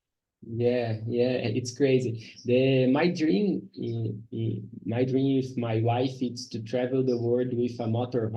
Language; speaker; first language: English; non-native, learner; Portuguese